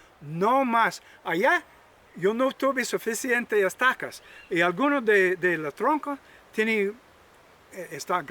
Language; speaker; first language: Spanish; non-native, learner; English